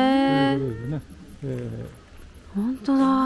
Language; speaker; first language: Japanese; native; Japanese